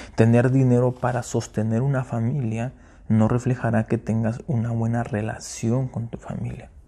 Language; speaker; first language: Spanish; early bilingual, heritage; Spanish